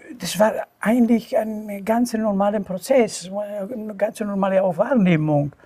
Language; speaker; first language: German; non-native, fluent; Italian